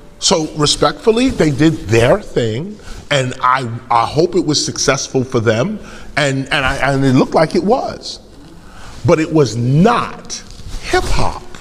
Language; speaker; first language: English; native; English